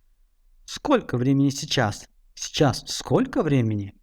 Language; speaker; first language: Russian; non-native, fluent; Tajik